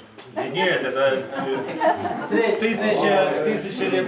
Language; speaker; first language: Russian; non-native, fluent; Lithuanian